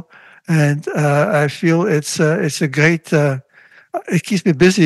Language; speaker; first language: English; non-native, fluent; Russian